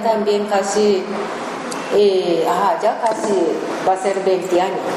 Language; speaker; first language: Spanish; non-native, learner; Japanese